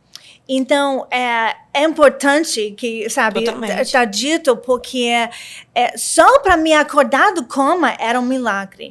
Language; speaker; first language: Portuguese; non-native, learner; English